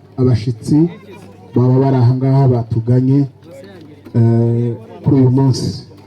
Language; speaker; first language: Kinyarwanda; native; Kinyarwanda